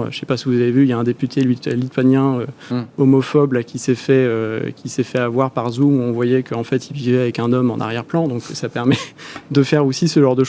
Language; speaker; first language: French; native; French